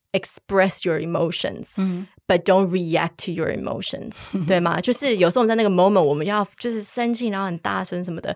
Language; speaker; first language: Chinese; early bilingual, heritage; Chinese